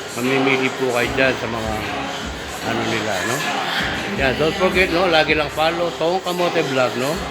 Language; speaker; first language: Filipino; non-native, local second language; Pampanga